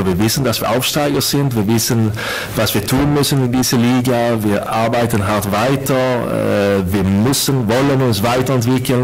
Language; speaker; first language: German; non-native, fluent; Swedish